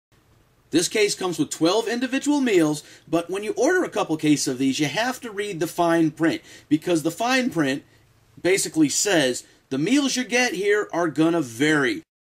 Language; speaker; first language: English; native; English